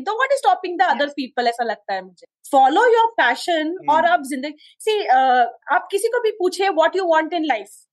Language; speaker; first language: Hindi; non-native, local second language; Konkani